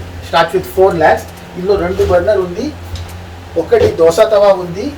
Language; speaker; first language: Telugu; non-native, learner; Tamil